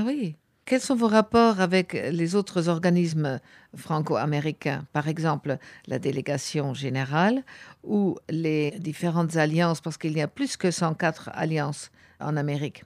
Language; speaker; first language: French; native; French